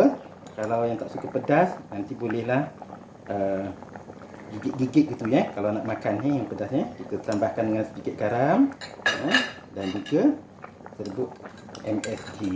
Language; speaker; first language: Malay; native; Malay